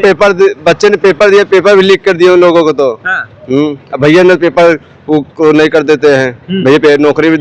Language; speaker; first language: Hindi; native; Hindi